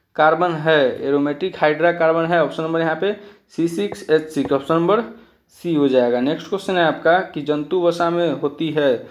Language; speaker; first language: Hindi; native; Hindi